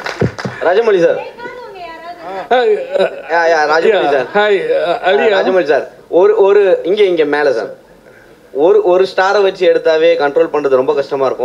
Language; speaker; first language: Tamil; native; Tamil